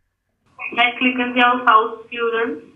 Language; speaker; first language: German; non-native, learner; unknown